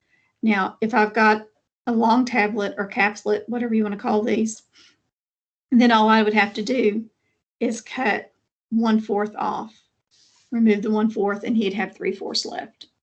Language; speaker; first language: English; native; English